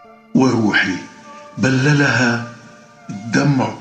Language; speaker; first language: Arabic; native; Arabic